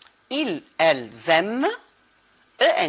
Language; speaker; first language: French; non-native, fluent; Arabic